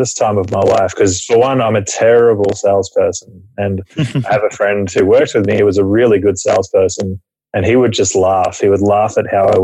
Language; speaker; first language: English; native; English